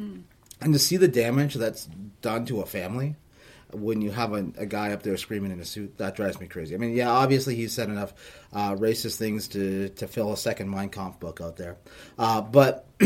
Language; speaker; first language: English; native; English